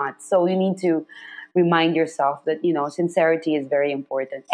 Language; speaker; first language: English; non-native, local second language; Filipino